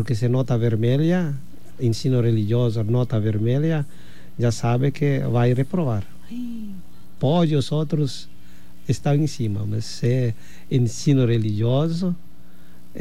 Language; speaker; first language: Portuguese; non-native, fluent; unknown